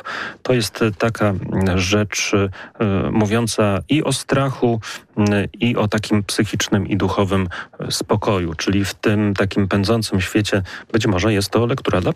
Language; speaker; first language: Polish; native; Polish